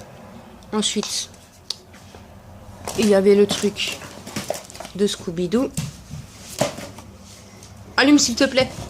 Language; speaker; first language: French; native; French